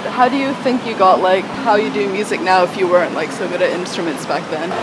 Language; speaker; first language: English; non-native, local second language; Cantonese